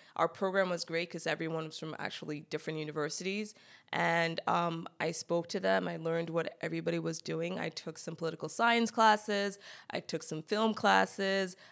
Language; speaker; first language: English; native; English